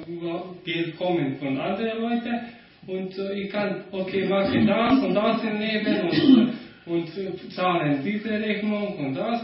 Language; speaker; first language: German; non-native, learner; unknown